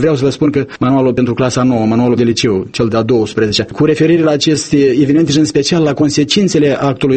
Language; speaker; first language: Romanian; native; Romanian